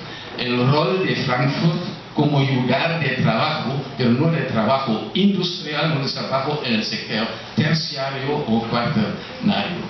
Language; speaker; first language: Spanish; non-native, fluent; German